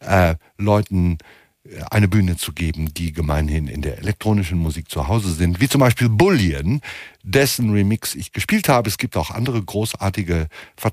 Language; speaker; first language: German; native; German